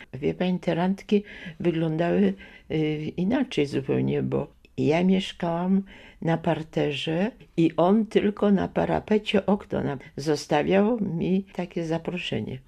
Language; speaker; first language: Polish; native; Polish